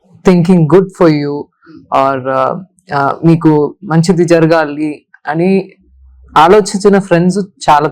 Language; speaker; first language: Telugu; non-native, learner; Tamil